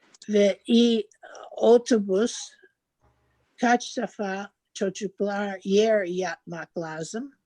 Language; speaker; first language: Turkish; non-native, learner; English